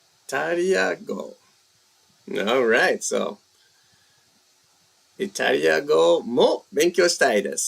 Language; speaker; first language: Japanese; non-native, learner; English